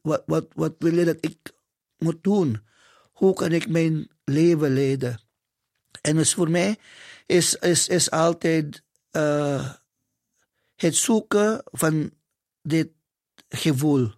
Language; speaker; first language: Dutch; non-native, fluent; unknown